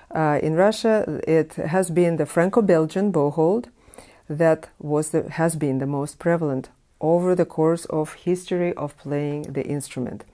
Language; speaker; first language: English; non-native, fluent; Russian